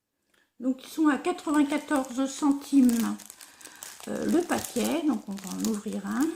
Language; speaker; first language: French; native; French